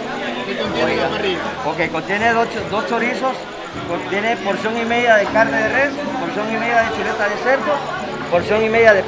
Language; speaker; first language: Spanish; native; Spanish